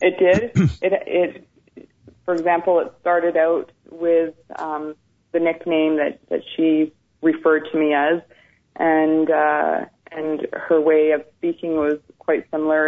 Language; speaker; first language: English; native; English